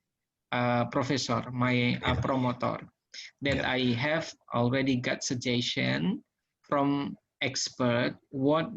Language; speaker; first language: English; non-native, learner; Indonesian